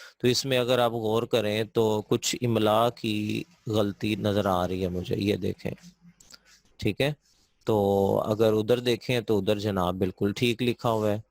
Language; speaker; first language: Urdu; non-native, local second language; Punjabi